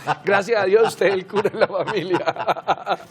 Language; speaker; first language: Spanish; native; Spanish